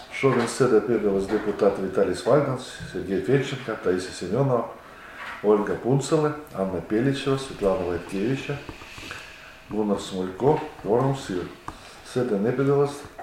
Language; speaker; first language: Latvian; non-native, local second language; Russian